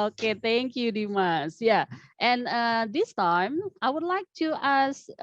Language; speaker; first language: English; non-native, fluent; Indonesian